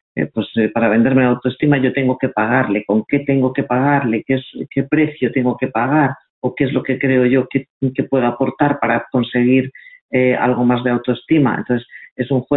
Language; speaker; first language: Spanish; native; Spanish